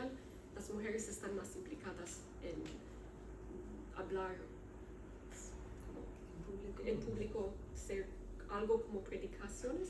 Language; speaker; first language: Spanish; non-native, learner; Romanian